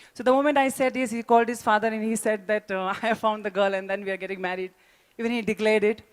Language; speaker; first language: English; non-native, local second language; Hindi